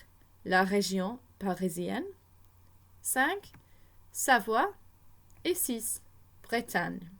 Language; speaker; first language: French; non-native, fluent; English